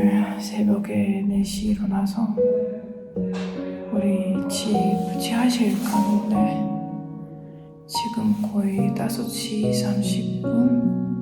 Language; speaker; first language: Korean; non-native, learner; Ukrainian